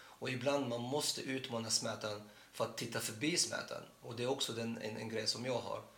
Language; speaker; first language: Swedish; non-native, fluent; Arabic